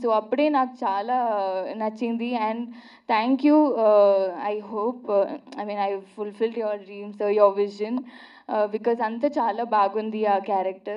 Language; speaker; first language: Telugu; non-native, learner; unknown